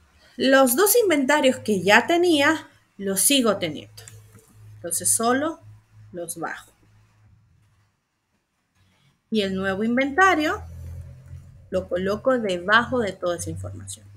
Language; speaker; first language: Spanish; native; Spanish